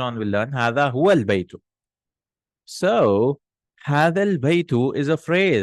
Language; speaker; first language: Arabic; non-native, fluent; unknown